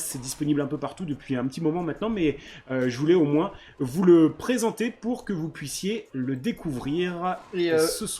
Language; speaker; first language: French; native; French